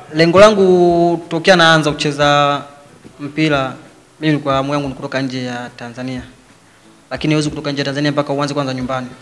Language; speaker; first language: Swahili; native; Swahili